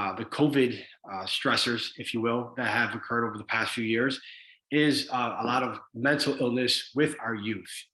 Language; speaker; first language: English; early bilingual, other home language; Spanish